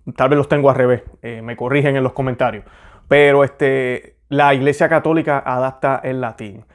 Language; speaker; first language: Spanish; native; Spanish